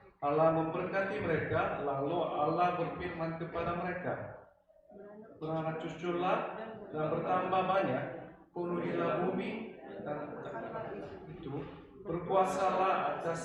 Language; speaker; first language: Indonesian; non-native, fluent; Korean